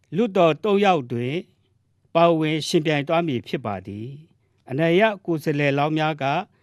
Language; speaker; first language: Burmese; non-native, local second language; Kachin